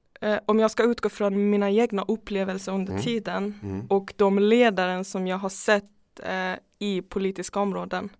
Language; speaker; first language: Swedish; non-native, fluent; Persian